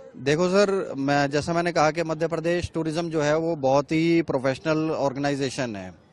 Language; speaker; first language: Hindi; native; Hindi